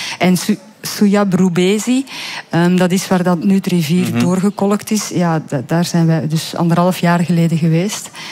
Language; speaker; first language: Dutch; native; Dutch